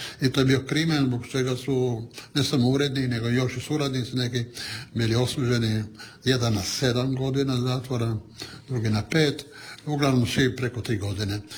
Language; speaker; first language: Croatian; non-native, local second language; Italian